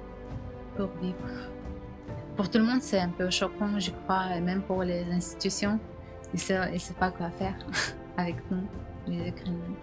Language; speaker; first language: French; non-native, fluent; Ukrainian